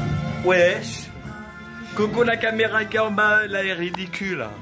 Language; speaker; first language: French; native; French